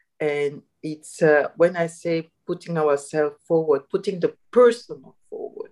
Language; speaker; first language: English; non-native, fluent; Arabic